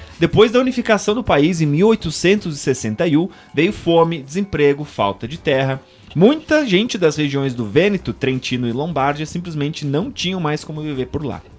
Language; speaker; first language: Portuguese; native; Portuguese